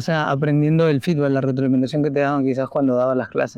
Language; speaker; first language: Spanish; native; Spanish